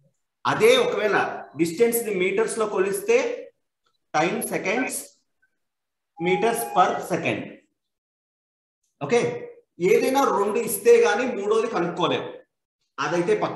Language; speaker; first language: Telugu; native; Telugu